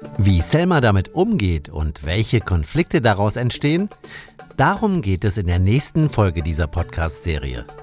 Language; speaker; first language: German; native; German